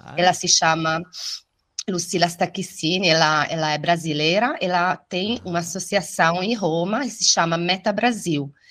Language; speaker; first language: Portuguese; non-native, fluent; Italian